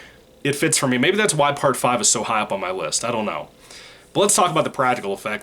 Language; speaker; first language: English; native; English